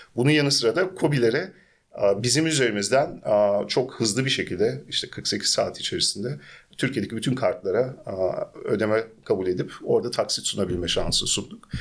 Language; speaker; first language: Turkish; early bilingual, heritage; Turkish